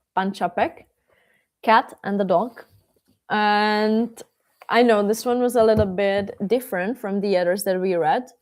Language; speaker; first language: English; non-native, fluent; Czech